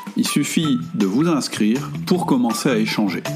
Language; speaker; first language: French; non-native, fluent; German